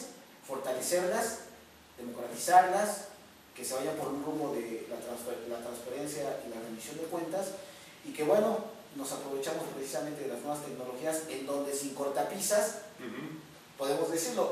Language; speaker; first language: Spanish; native; Spanish